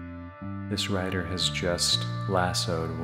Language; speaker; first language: English; native; English